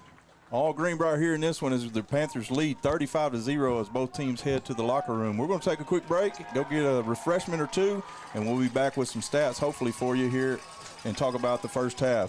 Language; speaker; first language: English; native; English